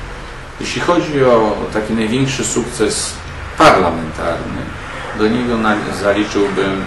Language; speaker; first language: Polish; native; Polish